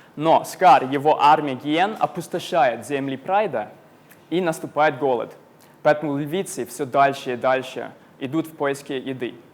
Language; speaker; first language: Russian; non-native, fluent; English